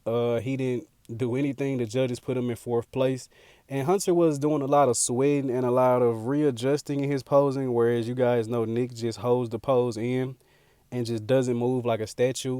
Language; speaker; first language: English; native; English